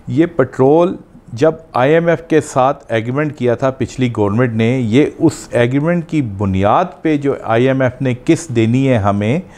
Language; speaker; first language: Urdu; non-native, local second language; Punjabi